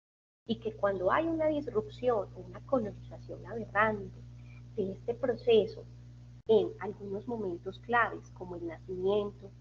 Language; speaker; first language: Spanish; native; Spanish